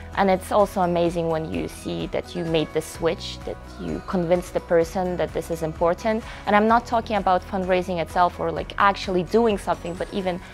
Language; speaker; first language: English; non-native, fluent; Russian